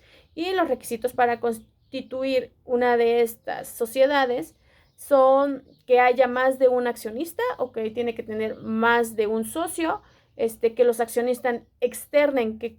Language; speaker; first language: Spanish; native; Spanish